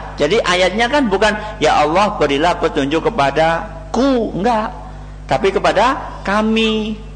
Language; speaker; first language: Malay; non-native, local second language; Javanese